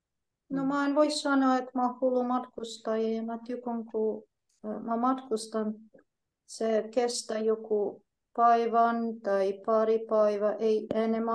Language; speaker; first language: Finnish; non-native, fluent; Polish